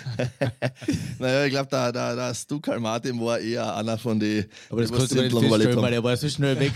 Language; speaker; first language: German; native; German